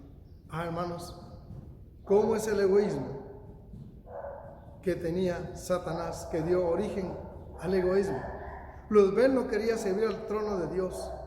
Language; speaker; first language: Spanish; native; Spanish